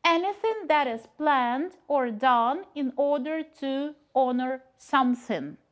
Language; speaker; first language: English; non-native, fluent; Ukrainian